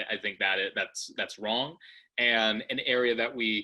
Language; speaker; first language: English; native; English